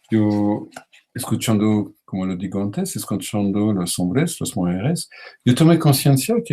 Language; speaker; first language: Spanish; non-native, learner; French